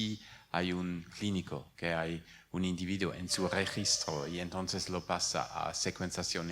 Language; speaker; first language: Spanish; non-native, fluent; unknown